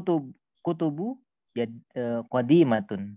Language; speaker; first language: Arabic; non-native, learner; Indonesian